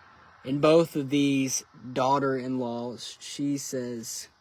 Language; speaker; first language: English; native; English